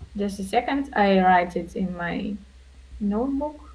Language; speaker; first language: English; non-native, learner; Russian